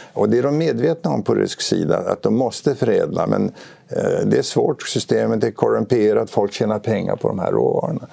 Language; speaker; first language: Swedish; native; Swedish